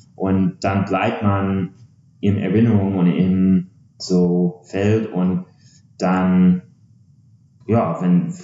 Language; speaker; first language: German; non-native, fluent; English